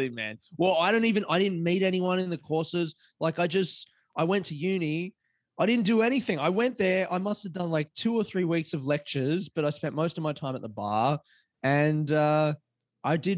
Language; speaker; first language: English; native; English